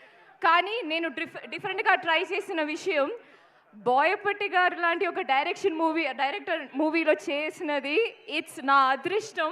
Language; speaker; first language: Telugu; non-native, fluent; Malayalam